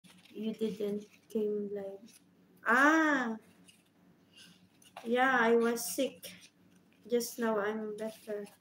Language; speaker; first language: English; non-native, learner; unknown